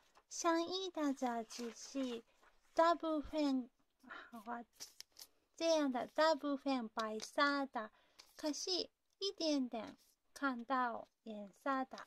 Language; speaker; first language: Chinese; non-native, learner; Japanese